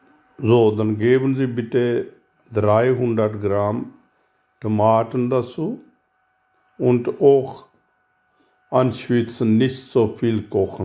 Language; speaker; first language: German; non-native, learner; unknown